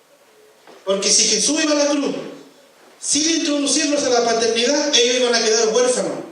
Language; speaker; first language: Spanish; native; Spanish